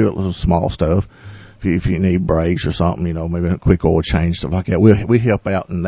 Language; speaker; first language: English; native; English